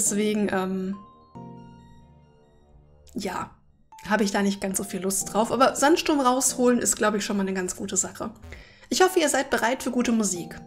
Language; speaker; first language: German; native; German